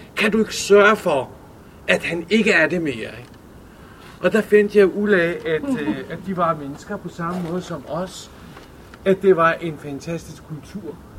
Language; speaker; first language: Danish; early bilingual, other home language; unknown